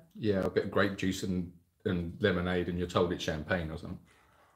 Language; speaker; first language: English; native; English